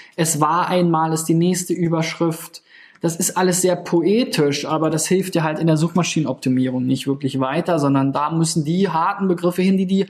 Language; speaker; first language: German; native; German